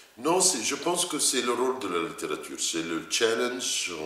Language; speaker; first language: French; non-native, fluent; Arabic